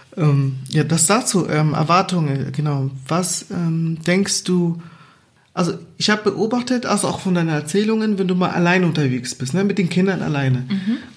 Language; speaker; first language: German; non-native, fluent; Portuguese